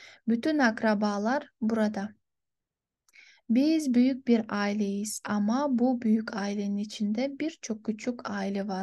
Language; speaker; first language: Turkish; non-native, fluent; Kyrgyz